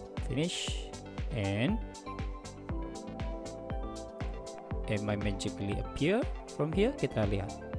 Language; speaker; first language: English; non-native, local second language; Malay